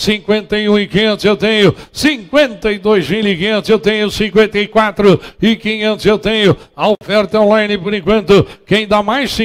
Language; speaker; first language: Portuguese; native; Portuguese